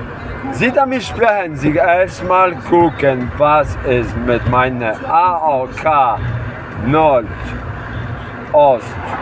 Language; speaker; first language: German; non-native, learner; Polish